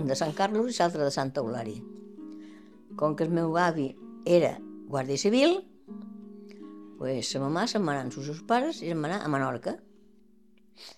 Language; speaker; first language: Catalan; native; Catalan